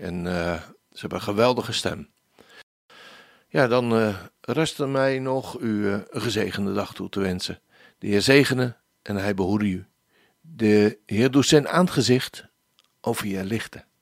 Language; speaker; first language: Dutch; native; Dutch